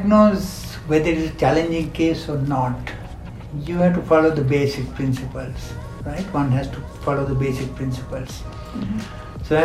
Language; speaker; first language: English; non-native, local second language; Sinhala